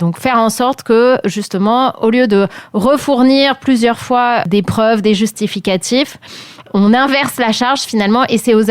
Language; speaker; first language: French; native; French